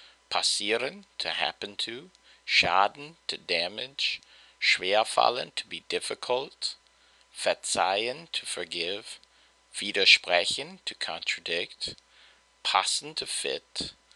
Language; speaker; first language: English; native; English